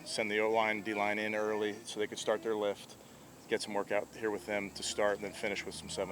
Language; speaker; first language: English; native; English